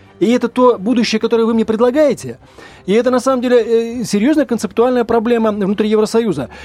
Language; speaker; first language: Russian; native; Russian